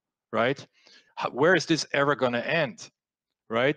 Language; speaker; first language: English; non-native, fluent; French